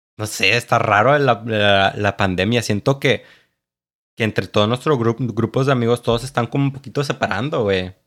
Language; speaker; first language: Spanish; native; Spanish